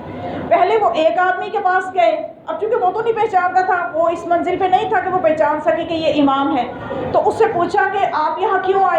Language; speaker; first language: Urdu; native; Urdu